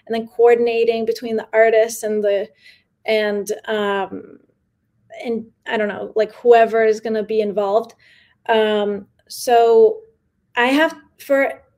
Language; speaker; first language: English; early bilingual, other home language; Spanish